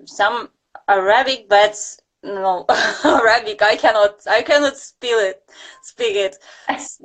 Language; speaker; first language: English; non-native, fluent; Russian